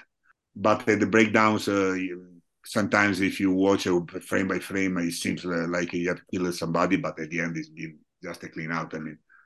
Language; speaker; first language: English; non-native, fluent; Italian